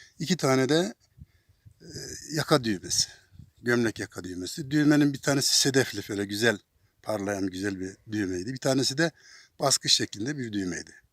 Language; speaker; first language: Turkish; native; Turkish